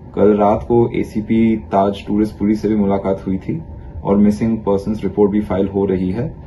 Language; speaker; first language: Hindi; non-native, local second language; Bangla